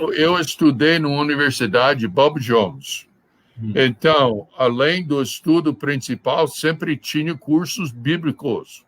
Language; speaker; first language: Portuguese; non-native, fluent; English